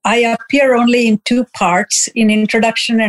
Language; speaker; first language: English; non-native, local second language; Telugu